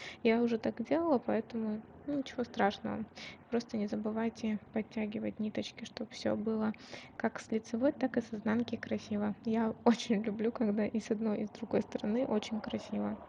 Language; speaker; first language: Russian; native; Russian